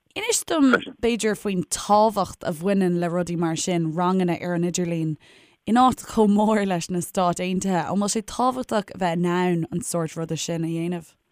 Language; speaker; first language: Irish; native; Irish